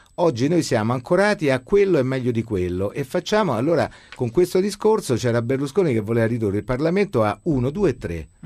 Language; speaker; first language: Italian; native; Italian